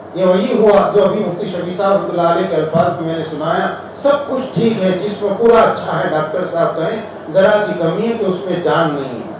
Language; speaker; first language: Urdu; non-native, local second language; Gujarati